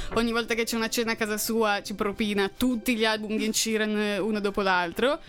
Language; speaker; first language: Italian; native; Italian